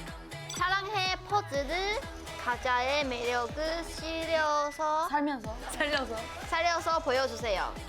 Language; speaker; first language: Korean; non-native, fluent; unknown